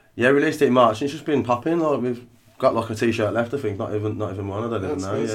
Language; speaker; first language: English; native; English